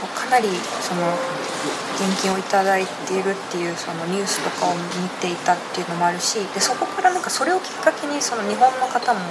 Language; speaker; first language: Japanese; native; Japanese